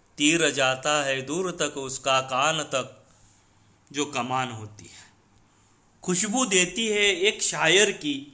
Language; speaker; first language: Hindi; non-native, local second language; Marathi